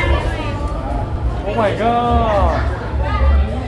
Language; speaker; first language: English; non-native, learner; Korean